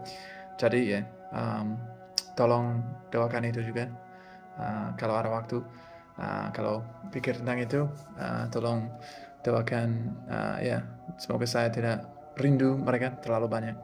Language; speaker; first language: Indonesian; non-native, fluent; English